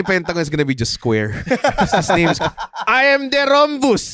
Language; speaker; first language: English; non-native, local second language; Filipino